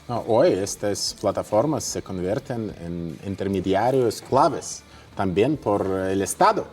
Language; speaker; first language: Spanish; non-native, fluent; Russian